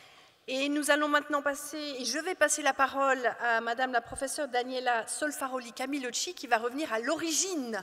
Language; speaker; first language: French; native; French